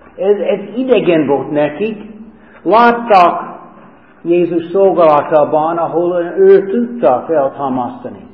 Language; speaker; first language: Hungarian; non-native, fluent; English